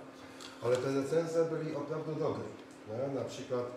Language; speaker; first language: Czech; non-native, fluent; Polish